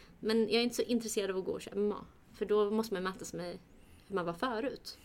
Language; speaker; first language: Swedish; early bilingual, other home language; Kurdish